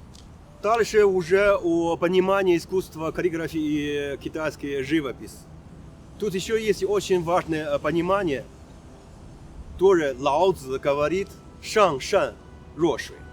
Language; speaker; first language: Russian; non-native, fluent; Chinese